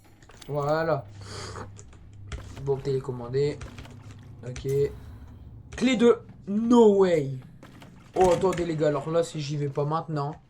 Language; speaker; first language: French; native; French